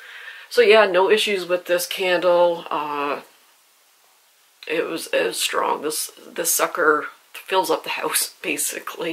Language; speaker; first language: English; native; English